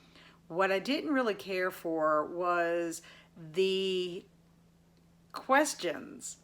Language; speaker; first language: English; native; English